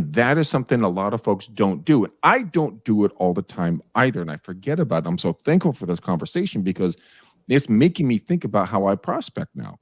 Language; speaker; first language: English; native; English